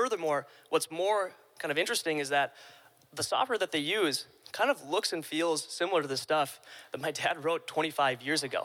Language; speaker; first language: English; native; English